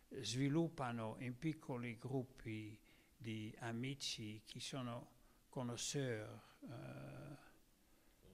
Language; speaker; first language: Italian; non-native, learner; Dutch